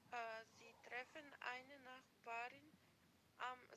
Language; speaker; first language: German; non-native, learner; Macedonian